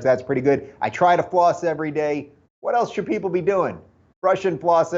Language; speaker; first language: English; native; English